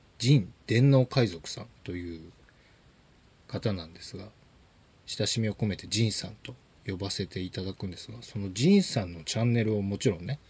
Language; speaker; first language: Japanese; native; Japanese